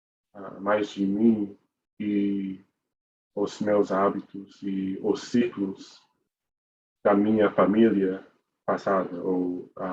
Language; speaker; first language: Portuguese; non-native, learner; English